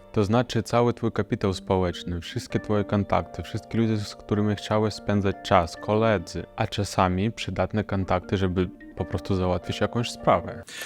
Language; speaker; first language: Polish; non-native, fluent; Russian